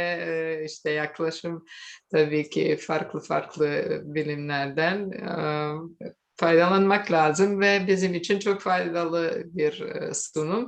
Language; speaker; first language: Turkish; non-native, fluent; Serbian